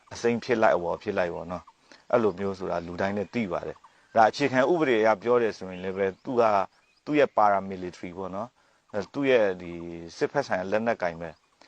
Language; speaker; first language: Burmese; non-native, local second language; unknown